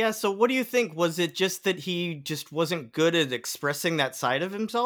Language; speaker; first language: English; native; English